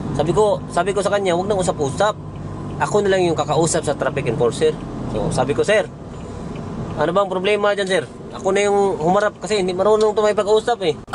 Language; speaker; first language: Filipino; non-native, local second language; Cebuano